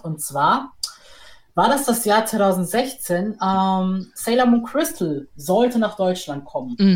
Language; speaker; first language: German; native; German